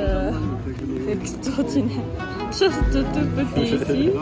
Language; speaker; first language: French; non-native, learner; Japanese